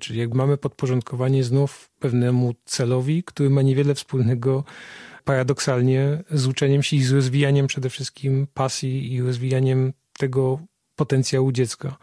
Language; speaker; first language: Polish; native; Polish